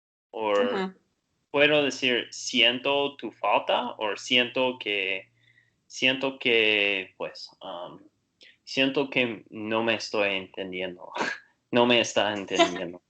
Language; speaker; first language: Spanish; non-native, learner; Portuguese